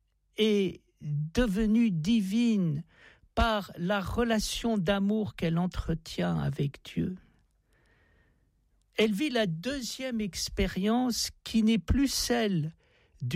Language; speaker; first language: French; native; French